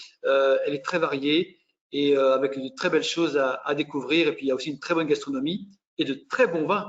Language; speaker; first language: French; native; French